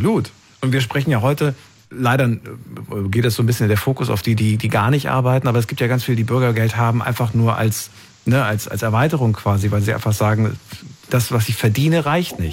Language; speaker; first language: German; native; German